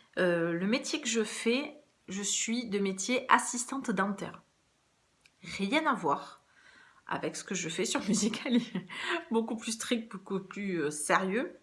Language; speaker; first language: French; early bilingual, other home language; Portuguese